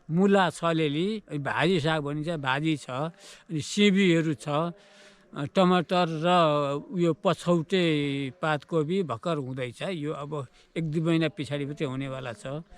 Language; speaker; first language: Nepali; native; Nepali